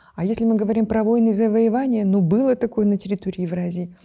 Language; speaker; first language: Russian; non-native, local second language; Kyrgyz